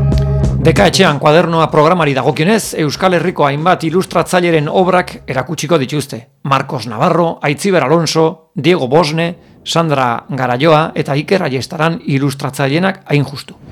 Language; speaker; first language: Basque; native; Basque